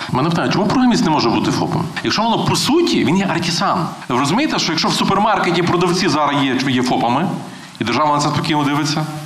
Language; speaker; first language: Ukrainian; native; Ukrainian